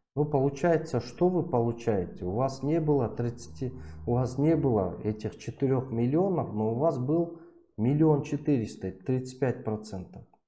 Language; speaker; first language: Russian; non-native, local second language; Kyrgyz